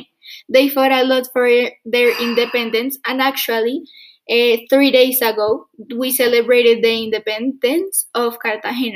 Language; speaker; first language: English; non-native, fluent; Spanish